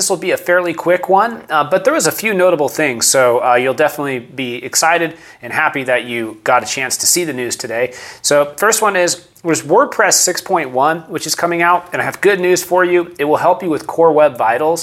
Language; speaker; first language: English; native; English